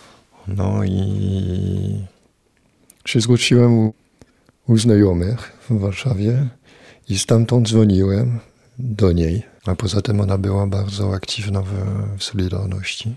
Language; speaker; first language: Polish; non-native, fluent; French